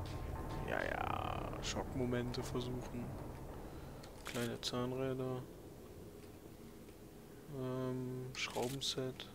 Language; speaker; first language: German; native; German